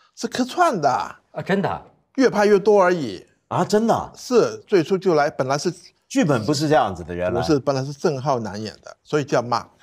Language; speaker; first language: Chinese; non-native, fluent; Cantonese